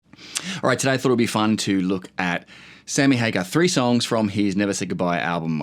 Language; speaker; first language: English; native; English